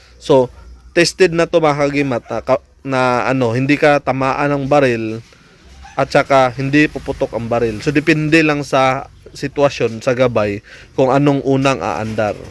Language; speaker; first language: Filipino; non-native, local second language; Cebuano